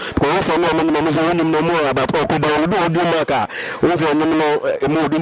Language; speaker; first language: English; non-native, local second language; Akan